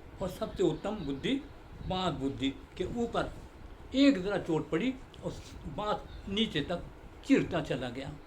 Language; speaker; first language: Urdu; native; Urdu